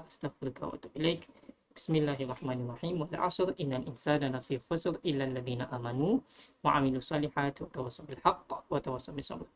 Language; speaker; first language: Malay; native; Malay